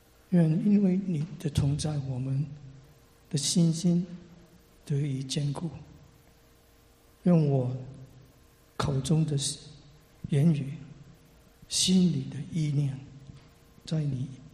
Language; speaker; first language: Chinese; non-native, learner; English